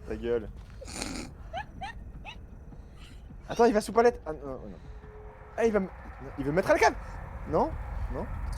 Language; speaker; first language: French; native; French